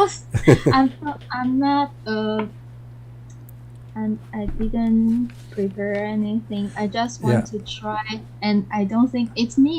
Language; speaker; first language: English; non-native, learner; Chinese